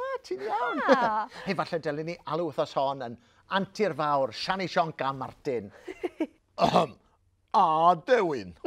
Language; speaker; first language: Welsh; native; Welsh